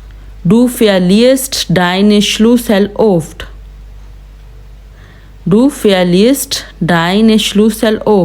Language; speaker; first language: German; non-native, fluent; Urdu